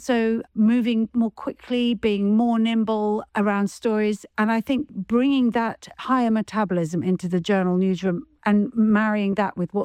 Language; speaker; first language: English; native; English